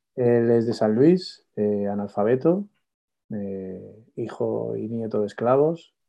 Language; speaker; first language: Spanish; native; Spanish